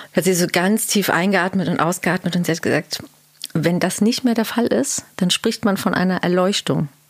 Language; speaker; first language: German; early bilingual, other home language; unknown